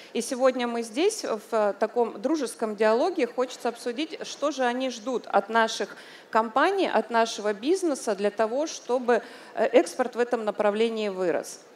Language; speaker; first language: Russian; native; Russian